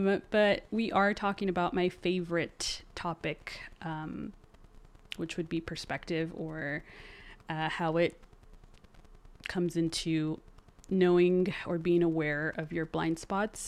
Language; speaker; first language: English; early bilingual, other home language; Spanish